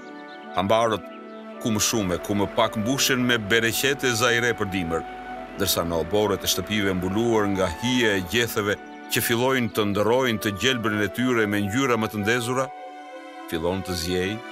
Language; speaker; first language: Albanian; native; Albanian